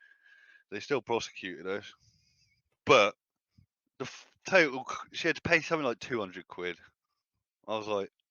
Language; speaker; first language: English; native; English